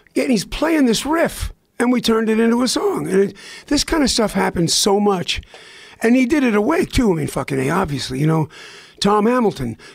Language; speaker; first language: English; native; English